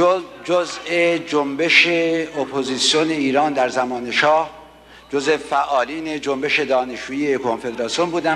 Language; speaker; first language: Persian; native; Persian